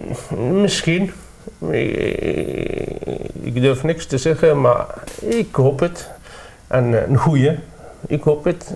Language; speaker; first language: Dutch; non-native, learner; Arabic